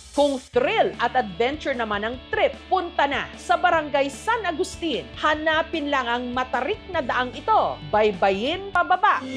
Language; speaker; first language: Filipino; native; Filipino